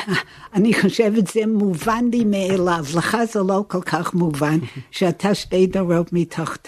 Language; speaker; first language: Hebrew; non-native, fluent; English